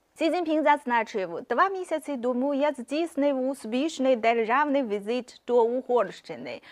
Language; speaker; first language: Ukrainian; non-native, fluent; Chinese